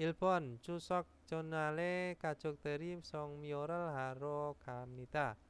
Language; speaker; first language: Korean; non-native, fluent; Indonesian